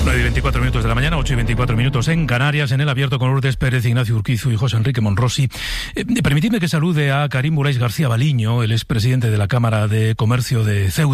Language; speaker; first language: Spanish; native; Spanish